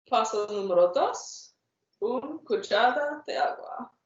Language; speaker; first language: Spanish; non-native, fluent; English